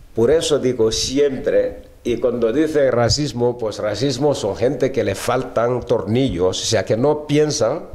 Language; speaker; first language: Spanish; early bilingual, other home language; Wolof